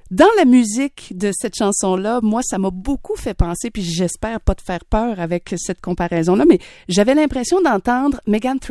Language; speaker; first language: French; native; French